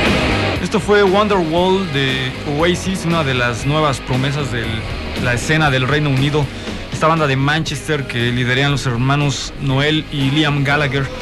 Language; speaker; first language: Spanish; native; Spanish